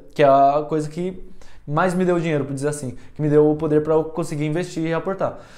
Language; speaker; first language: Portuguese; early bilingual, heritage; Portuguese